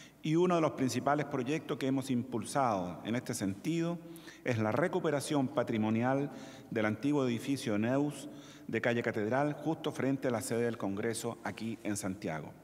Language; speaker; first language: Spanish; native; Spanish